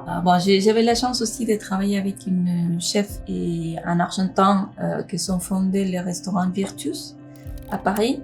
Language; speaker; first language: French; non-native, fluent; Spanish